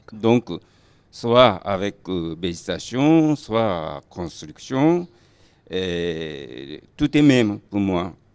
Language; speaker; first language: French; non-native, learner; Japanese